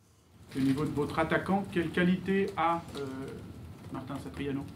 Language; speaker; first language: French; native; French